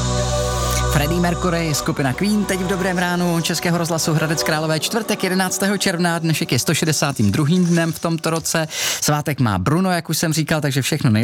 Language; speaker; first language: Czech; native; Czech